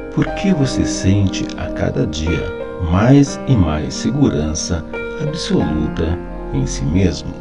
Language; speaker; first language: Portuguese; native; Portuguese